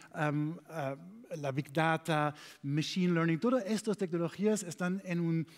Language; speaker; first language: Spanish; non-native, learner; German